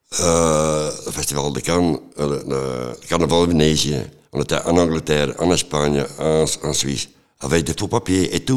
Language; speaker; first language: French; non-native, local second language; Dutch